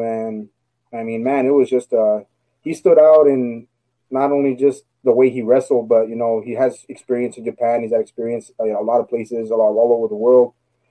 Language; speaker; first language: English; native; English